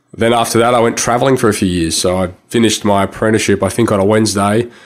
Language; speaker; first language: English; native; English